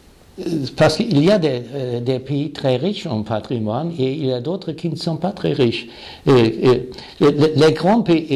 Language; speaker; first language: French; non-native, fluent; German